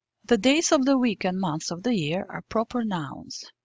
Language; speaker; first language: English; non-native, fluent; Albanian